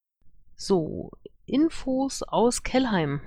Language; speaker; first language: German; native; German